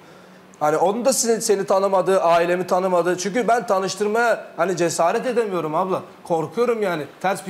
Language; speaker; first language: Turkish; native; Turkish